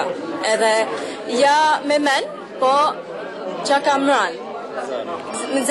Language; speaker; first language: Albanian; non-native, learner; English